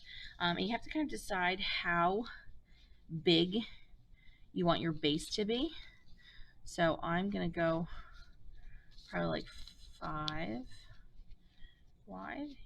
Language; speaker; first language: English; native; English